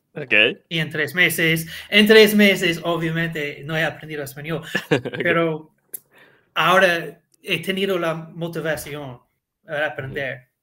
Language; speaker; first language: Spanish; non-native, learner; English